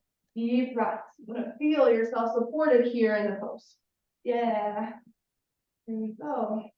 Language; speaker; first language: English; native; English